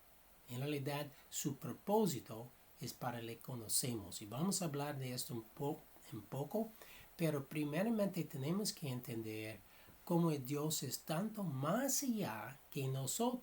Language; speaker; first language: Spanish; non-native, fluent; English